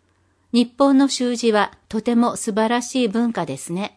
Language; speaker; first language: Japanese; non-native, fluent; English